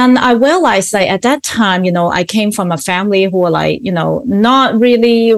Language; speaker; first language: English; non-native, local second language; Cantonese